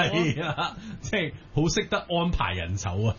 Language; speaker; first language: Cantonese; native; Cantonese